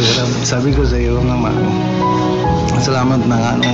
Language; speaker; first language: Filipino; non-native, learner; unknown